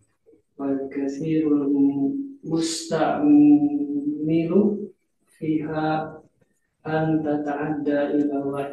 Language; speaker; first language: Arabic; non-native, learner; Indonesian